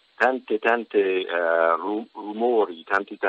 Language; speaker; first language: Italian; non-native, learner; English